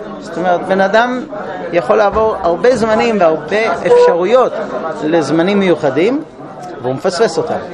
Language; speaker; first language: Hebrew; native; Hebrew